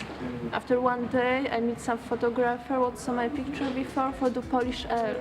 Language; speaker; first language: English; non-native, learner; Polish